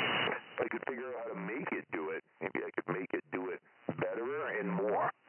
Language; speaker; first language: English; native; English